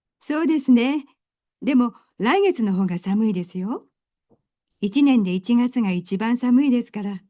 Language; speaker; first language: Japanese; non-native, learner; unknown